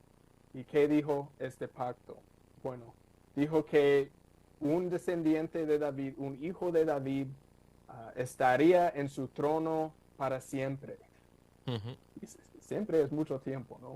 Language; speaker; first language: Spanish; non-native, fluent; English